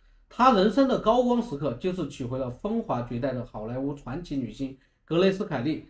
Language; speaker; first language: Chinese; native; Chinese